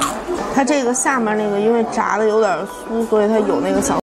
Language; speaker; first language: Chinese; native; Chinese